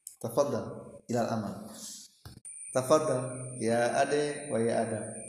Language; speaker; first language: Arabic; non-native, learner; Indonesian